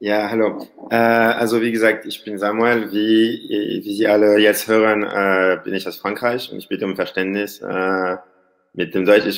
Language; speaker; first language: German; non-native, learner; French